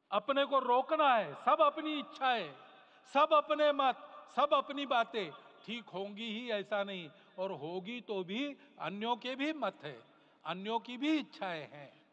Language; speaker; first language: Hindi; non-native, local second language; Marathi